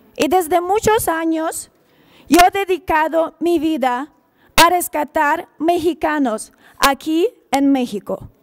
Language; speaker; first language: Spanish; non-native, fluent; Ukrainian